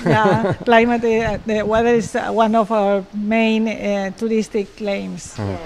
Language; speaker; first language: English; non-native, fluent; Catalan